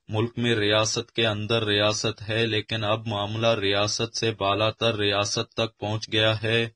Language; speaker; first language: Urdu; non-native, local second language; Baluchi